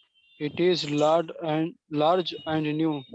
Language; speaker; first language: English; non-native, learner; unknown